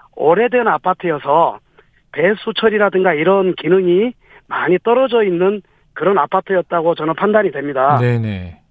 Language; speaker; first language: Korean; native; Korean